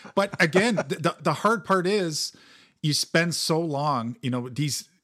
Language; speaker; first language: English; native; English